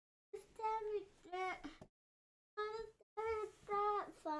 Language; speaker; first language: Danish; early bilingual, other home language; Vietnamese